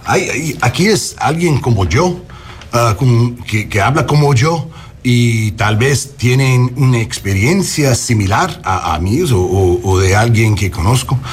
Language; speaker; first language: Spanish; non-native, learner; English